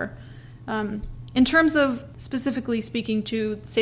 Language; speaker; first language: English; native; English